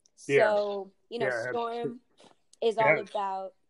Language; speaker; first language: English; early bilingual, other home language; Italian